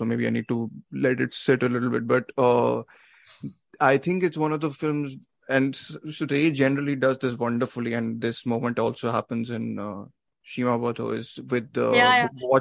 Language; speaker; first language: English; non-native, local second language; Hindi